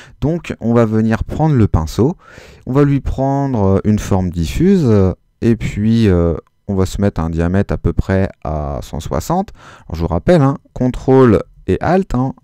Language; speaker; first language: French; native; French